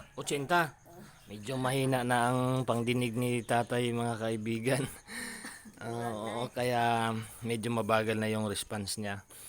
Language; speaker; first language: Filipino; non-native, local second language; Cebuano